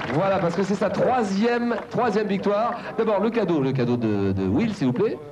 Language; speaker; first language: French; native; French